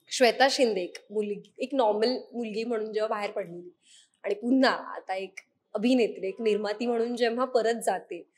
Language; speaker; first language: Marathi; native; Marathi